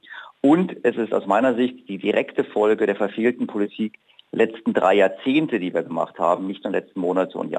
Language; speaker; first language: German; native; German